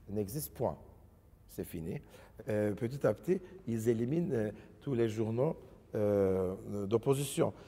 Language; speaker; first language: English; non-native, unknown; Turkish